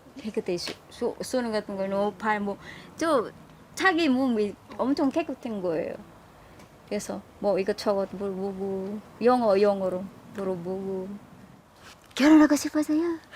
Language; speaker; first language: Korean; non-native, learner; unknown